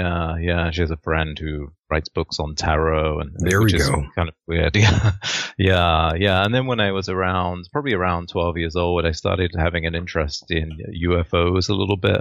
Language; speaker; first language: English; native; English